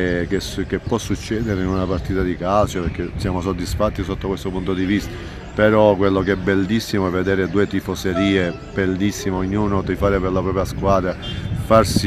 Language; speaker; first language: Italian; native; Italian